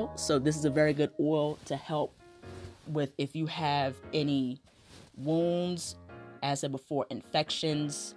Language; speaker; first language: English; native; English